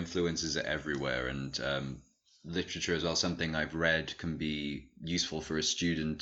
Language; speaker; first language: English; native; English